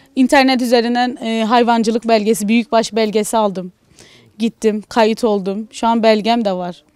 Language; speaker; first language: Turkish; native; Turkish